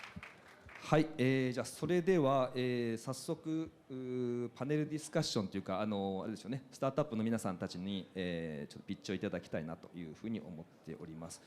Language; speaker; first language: Japanese; native; Japanese